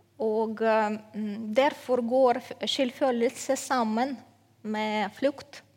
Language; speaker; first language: Norwegian; non-native, fluent; Ukrainian